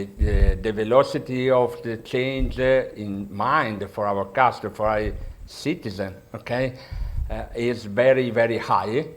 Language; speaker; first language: English; non-native, learner; Italian